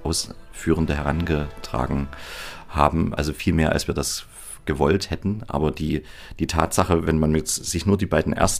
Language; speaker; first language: German; native; German